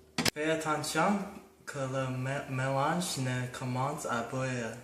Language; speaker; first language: French; non-native, learner; English